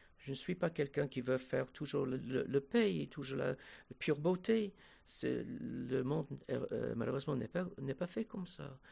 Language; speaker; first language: French; non-native, fluent; English